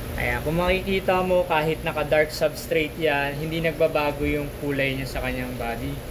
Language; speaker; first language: Filipino; native; Filipino